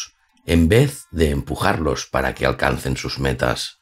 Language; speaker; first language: Spanish; native; Spanish